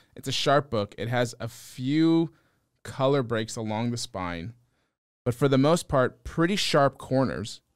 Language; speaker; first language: English; native; English